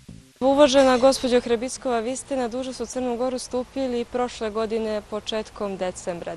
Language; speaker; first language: Bosnian; native; Bosnian